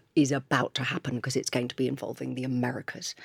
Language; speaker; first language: English; native; English